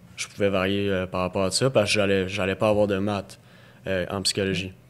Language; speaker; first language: French; native; French